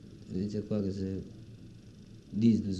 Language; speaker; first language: French; non-native, learner; Spanish